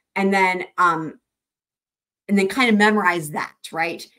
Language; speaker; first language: English; native; English